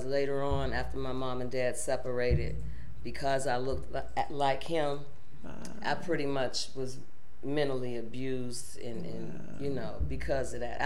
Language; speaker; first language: English; native; English